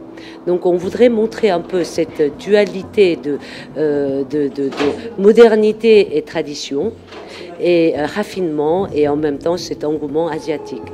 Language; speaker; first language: French; non-native, fluent; Korean